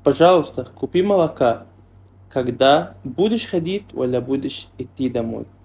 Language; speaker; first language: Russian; non-native, fluent; Arabic